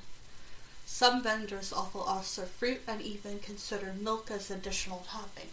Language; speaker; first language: English; native; English